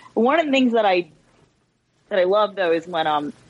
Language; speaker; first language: English; native; English